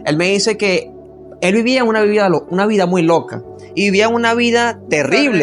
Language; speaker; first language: Spanish; native; Spanish